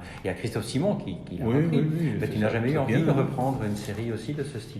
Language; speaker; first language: French; native; French